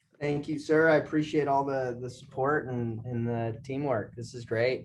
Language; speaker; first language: English; native; English